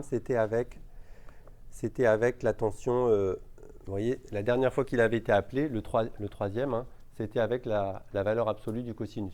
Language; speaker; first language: French; native; French